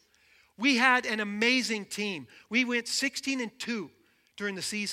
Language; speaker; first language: English; native; English